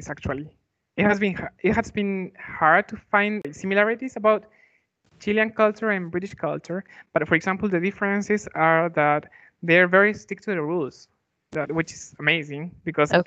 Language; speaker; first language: English; non-native, fluent; Spanish